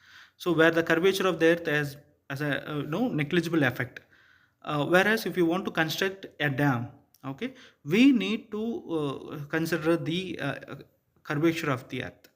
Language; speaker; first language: English; non-native, local second language; Tamil